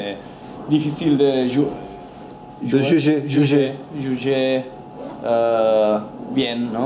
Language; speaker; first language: French; non-native, learner; Spanish